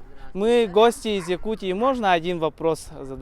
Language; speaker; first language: Russian; non-native, local second language; Yakut